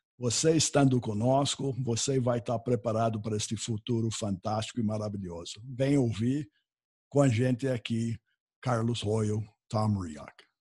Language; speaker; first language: Portuguese; non-native, fluent; English